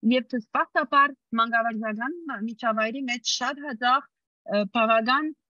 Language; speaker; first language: Armenian; early bilingual, heritage; Armenian